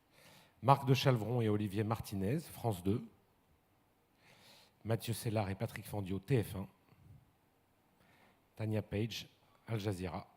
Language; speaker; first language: French; native; French